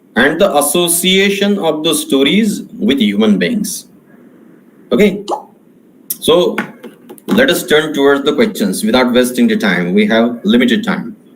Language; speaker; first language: English; non-native, local second language; Marathi